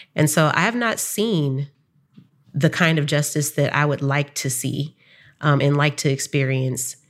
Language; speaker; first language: English; native; English